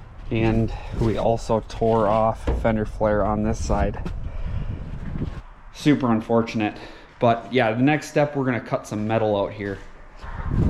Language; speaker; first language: English; native; English